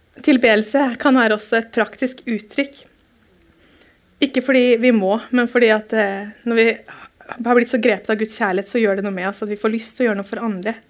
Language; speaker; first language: Norwegian; native; Norwegian